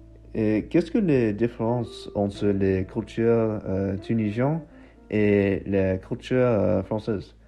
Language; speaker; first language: French; non-native, learner; English